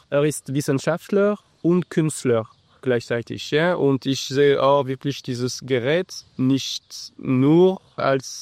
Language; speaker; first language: German; non-native, learner; English